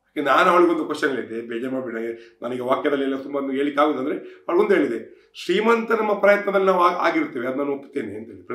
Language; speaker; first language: Kannada; non-native, local second language; Tulu